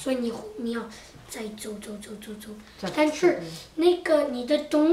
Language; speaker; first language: Chinese; early bilingual, heritage; Chinese